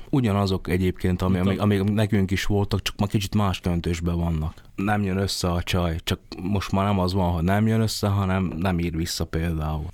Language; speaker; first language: Hungarian; early bilingual, other home language; Vietnamese